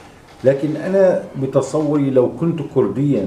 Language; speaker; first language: Arabic; native; Arabic